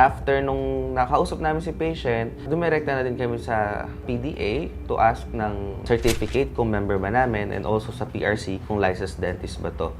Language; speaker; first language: Filipino; native; Filipino